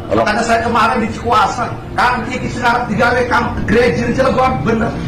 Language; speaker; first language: Indonesian; non-native, local second language; Javanese